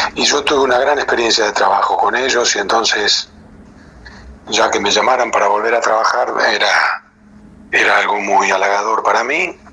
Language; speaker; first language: Spanish; native; Spanish